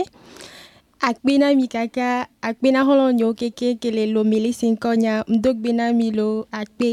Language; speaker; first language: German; non-native, learner; Ewe